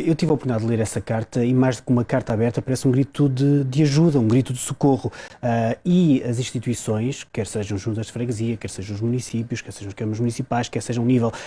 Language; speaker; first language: Portuguese; native; Portuguese